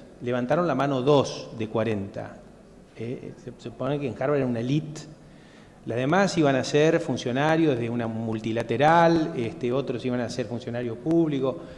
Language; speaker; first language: Spanish; native; Spanish